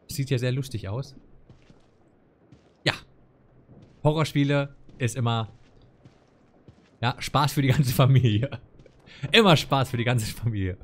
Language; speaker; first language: German; native; German